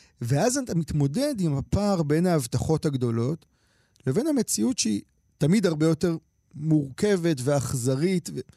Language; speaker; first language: Hebrew; native; Hebrew